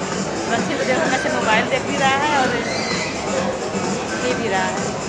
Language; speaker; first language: Hindi; native; Hindi